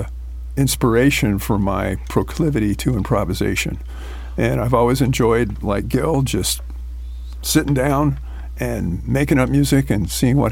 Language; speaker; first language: English; native; English